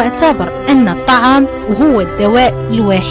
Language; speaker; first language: Arabic; native; Arabic